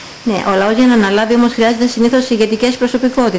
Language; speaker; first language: Greek; native; Greek